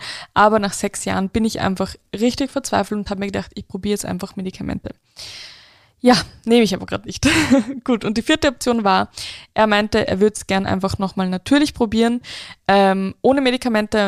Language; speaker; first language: German; native; German